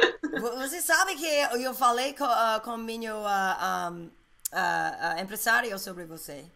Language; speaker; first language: Portuguese; non-native, learner; English